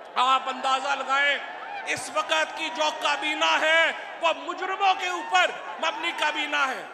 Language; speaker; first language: Urdu; native; Urdu